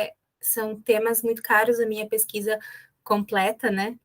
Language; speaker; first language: Portuguese; native; Portuguese